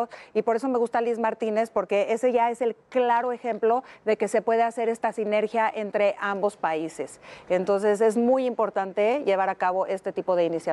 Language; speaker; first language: Spanish; native; Spanish